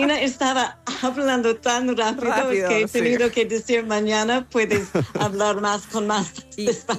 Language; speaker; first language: Spanish; non-native, fluent; English